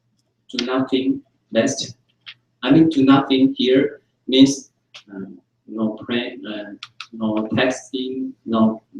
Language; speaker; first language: English; non-native, fluent; Chinese